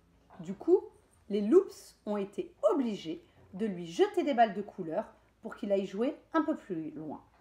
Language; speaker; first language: French; native; French